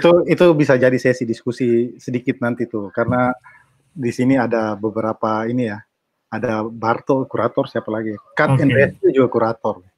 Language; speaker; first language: Indonesian; native; Indonesian